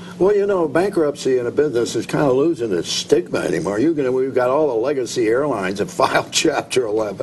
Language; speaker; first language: English; native; English